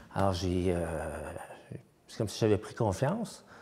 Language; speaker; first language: French; native; French